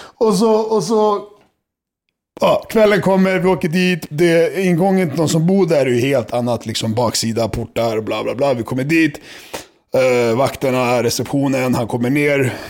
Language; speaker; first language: Swedish; early bilingual, other home language; Serbian